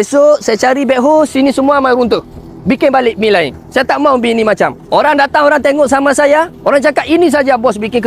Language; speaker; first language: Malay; non-native, local second language; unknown